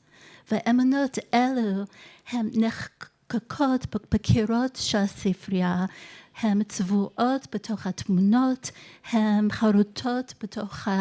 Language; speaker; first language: Hebrew; non-native, fluent; English